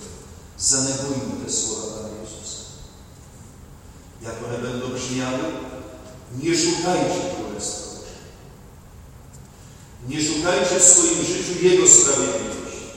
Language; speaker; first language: Polish; native; Polish